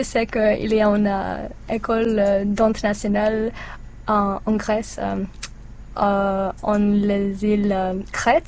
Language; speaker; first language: French; non-native, learner; English